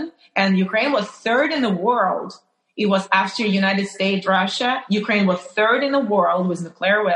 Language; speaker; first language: English; non-native, fluent; Ukrainian